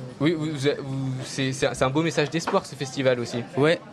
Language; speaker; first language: French; native; French